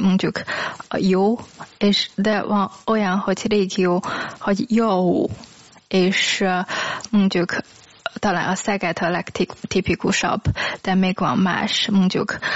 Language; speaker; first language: Hungarian; non-native, learner; Chinese